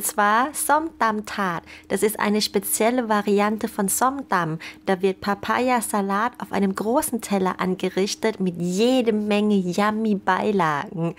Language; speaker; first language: German; early bilingual, other home language; Thai